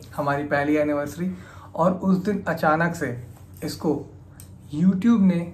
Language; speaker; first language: Hindi; native; Hindi